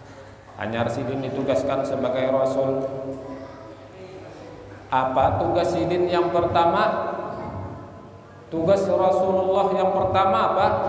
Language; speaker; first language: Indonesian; non-native, local second language; Banjar